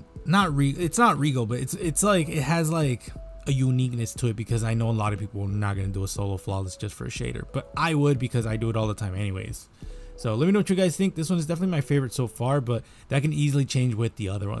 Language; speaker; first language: English; native; English